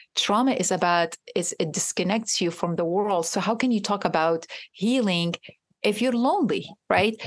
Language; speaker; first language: English; non-native, fluent; Arabic